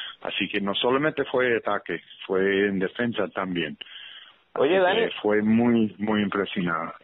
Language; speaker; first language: Spanish; early bilingual, heritage; English